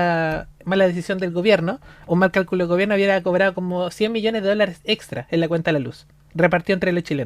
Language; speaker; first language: Spanish; native; Spanish